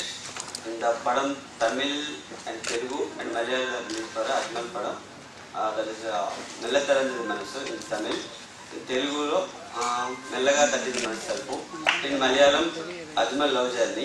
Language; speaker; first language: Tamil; non-native, learner; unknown